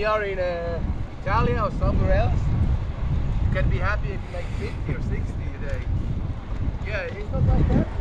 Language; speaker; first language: English; non-native, fluent; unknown